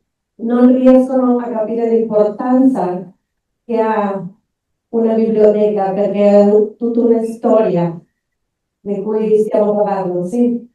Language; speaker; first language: Italian; non-native, learner; Spanish